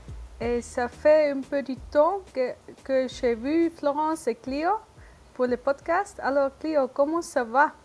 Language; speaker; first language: French; non-native, learner; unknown